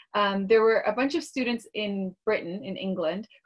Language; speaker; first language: English; native; English